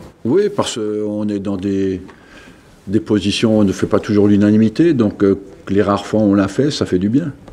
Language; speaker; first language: French; native; French